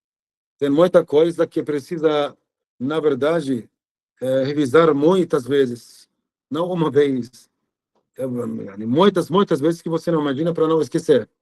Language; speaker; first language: Portuguese; non-native, fluent; Arabic